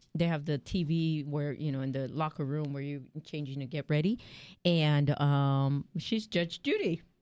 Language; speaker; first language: English; early bilingual, other home language; Spanish